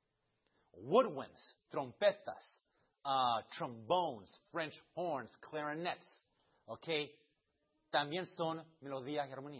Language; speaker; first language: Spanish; early bilingual, heritage; Spanish